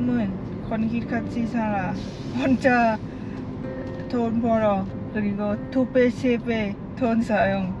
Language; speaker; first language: Korean; non-native, learner; Lao